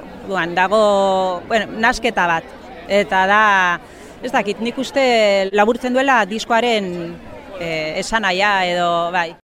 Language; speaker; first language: Basque; non-native, local second language; Spanish